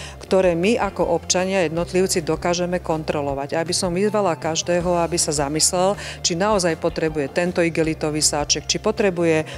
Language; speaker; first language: Slovak; native; Slovak